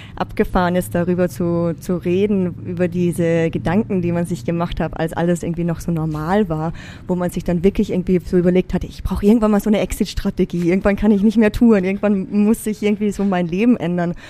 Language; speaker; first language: German; native; German